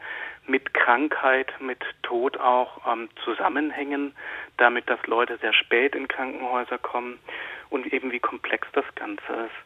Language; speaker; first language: German; native; German